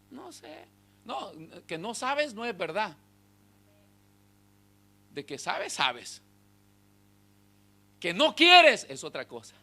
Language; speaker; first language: Spanish; native; Spanish